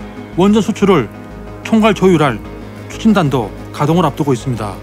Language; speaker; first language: Korean; native; Korean